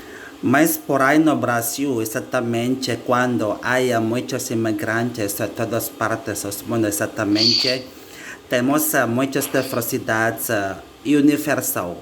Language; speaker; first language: Portuguese; non-native, learner; Indonesian